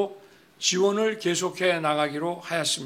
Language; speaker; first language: Korean; native; Korean